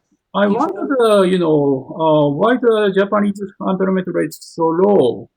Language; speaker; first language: English; non-native, learner; Japanese